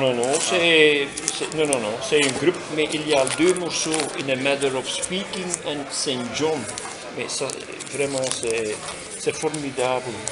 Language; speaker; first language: French; non-native, local second language; Dutch